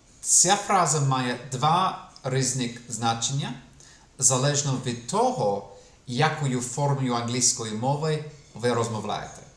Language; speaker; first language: Ukrainian; non-native, fluent; English